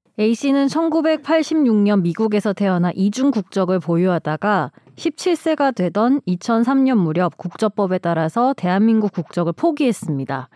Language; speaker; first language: Korean; native; Korean